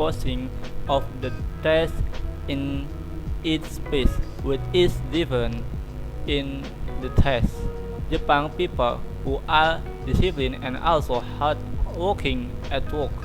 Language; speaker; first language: English; non-native, learner; Indonesian